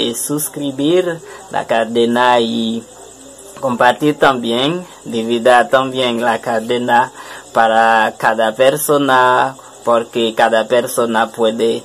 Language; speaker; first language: Spanish; non-native, learner; French